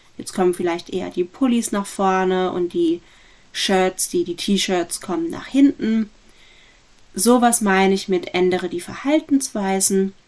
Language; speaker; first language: German; native; German